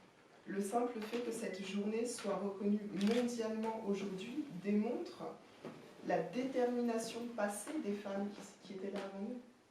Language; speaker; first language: French; native; French